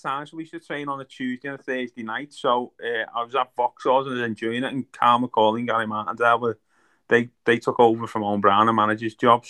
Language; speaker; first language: English; native; English